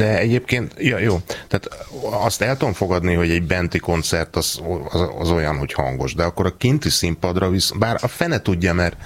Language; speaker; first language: Hungarian; native; Hungarian